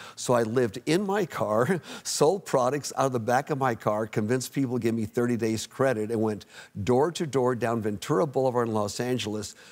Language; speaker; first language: English; native; English